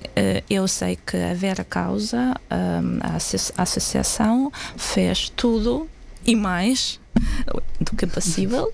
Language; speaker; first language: Portuguese; non-native, fluent; Ukrainian